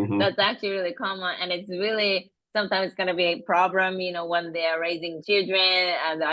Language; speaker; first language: English; non-native, fluent; Japanese